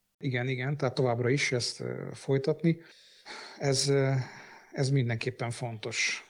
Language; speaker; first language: Hungarian; native; Hungarian